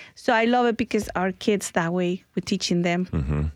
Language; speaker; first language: English; early bilingual, other home language; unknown